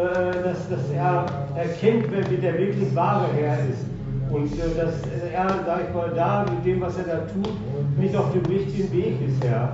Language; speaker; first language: German; native; German